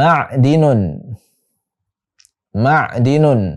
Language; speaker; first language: Arabic; non-native, fluent; Indonesian